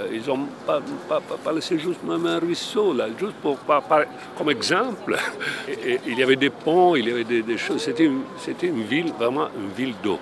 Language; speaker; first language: French; non-native, fluent; Italian